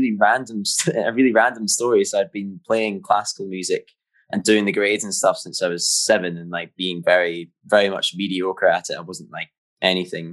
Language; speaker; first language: English; native; English